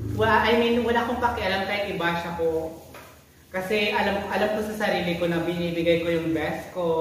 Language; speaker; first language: Filipino; non-native, local second language; Hiligaynon